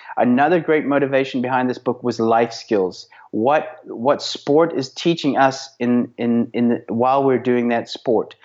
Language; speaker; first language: English; native; English